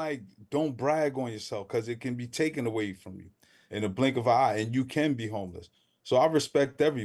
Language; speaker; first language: English; native; English